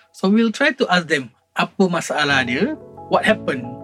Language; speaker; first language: Malay; native; Malay